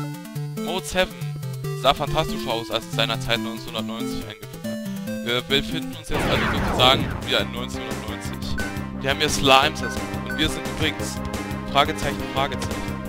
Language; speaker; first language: German; native; German